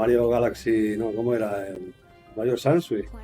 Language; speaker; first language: Spanish; native; Spanish